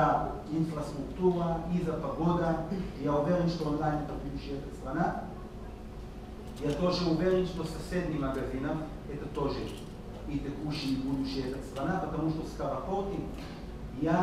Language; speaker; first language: Russian; non-native, learner; Hebrew